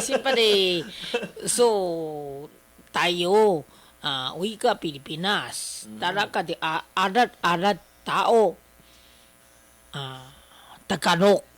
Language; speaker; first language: Filipino; non-native, learner; Chinese